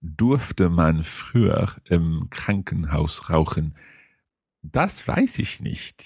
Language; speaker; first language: German; non-native, fluent; English